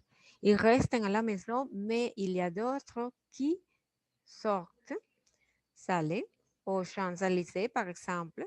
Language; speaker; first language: French; non-native, fluent; Spanish